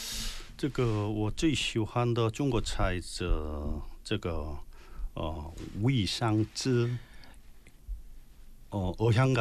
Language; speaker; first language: Chinese; non-native, learner; Korean